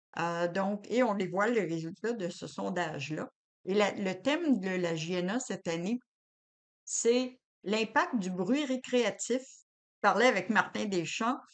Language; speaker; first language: French; native; French